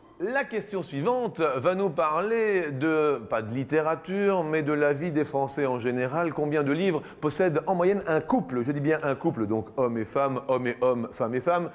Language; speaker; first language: French; native; French